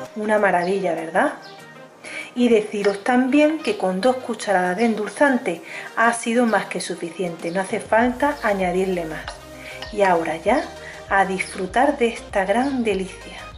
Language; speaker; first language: Spanish; native; Spanish